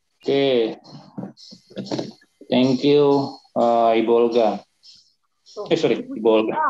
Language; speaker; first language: English; non-native, fluent; Indonesian